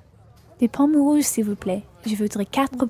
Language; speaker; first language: French; non-native, learner; English